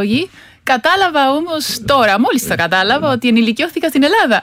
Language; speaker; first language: Greek; non-native, fluent; Spanish